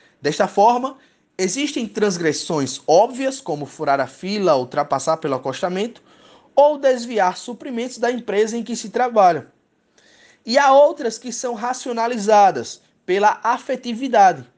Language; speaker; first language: Portuguese; native; Portuguese